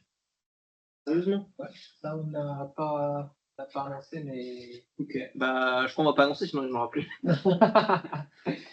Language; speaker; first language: French; native; French